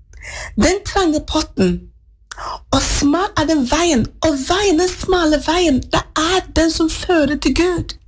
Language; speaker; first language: Norwegian; non-native, fluent; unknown